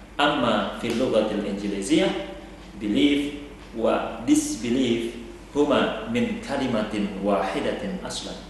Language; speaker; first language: Arabic; non-native, fluent; Indonesian